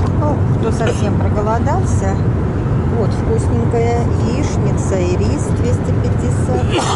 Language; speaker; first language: Russian; native; Russian